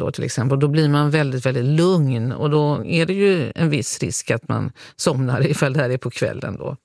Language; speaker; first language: Swedish; native; Swedish